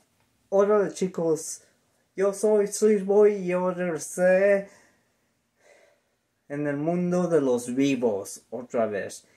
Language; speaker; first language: Spanish; non-native, learner; English